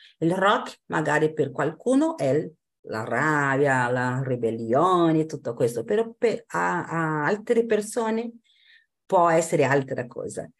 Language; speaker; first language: Italian; non-native, fluent; Portuguese